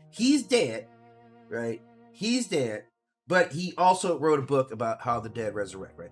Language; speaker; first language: English; native; English